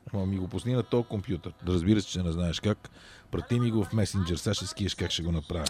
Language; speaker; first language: Bulgarian; native; Bulgarian